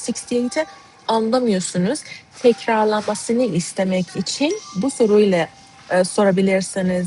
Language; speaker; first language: Turkish; non-native, fluent; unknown